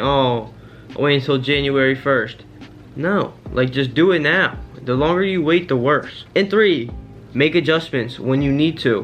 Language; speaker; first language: English; native; English